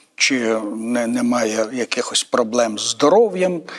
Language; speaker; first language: Ukrainian; native; Ukrainian